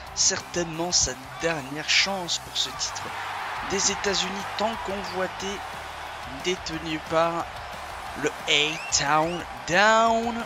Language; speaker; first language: French; native; French